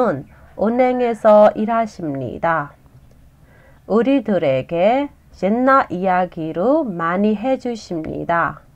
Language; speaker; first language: Korean; non-native, learner; Burmese